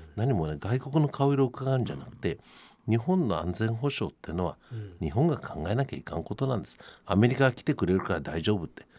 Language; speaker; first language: Japanese; native; Japanese